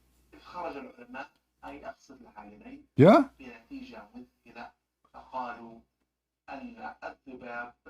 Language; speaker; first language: Arabic; native; Arabic